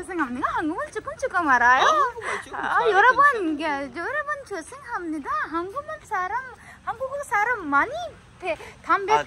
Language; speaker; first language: Korean; non-native, learner; Urdu